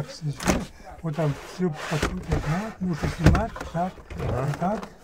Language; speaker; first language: Russian; non-native, learner; German